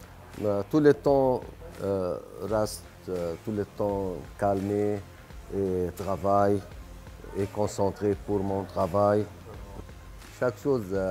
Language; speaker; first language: French; non-native, learner; Arabic